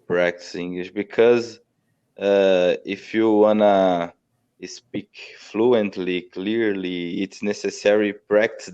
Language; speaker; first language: English; non-native, learner; Portuguese